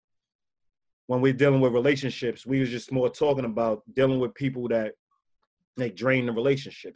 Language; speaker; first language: English; native; English